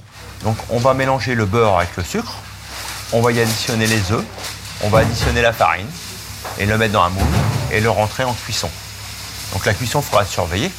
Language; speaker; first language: French; native; French